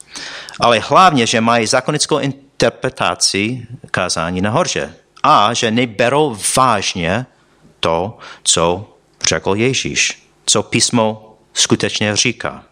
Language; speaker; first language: Czech; non-native, fluent; English